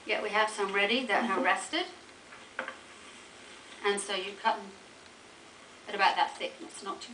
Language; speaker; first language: English; native; English